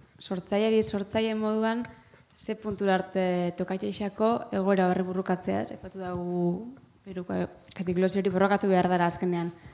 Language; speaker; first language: Basque; native; Basque